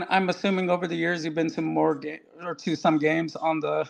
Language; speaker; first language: English; native; English